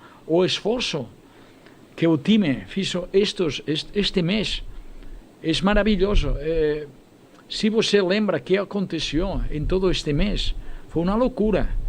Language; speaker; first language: Portuguese; non-native, fluent; Spanish